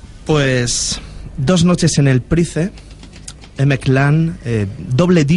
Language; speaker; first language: Spanish; native; Spanish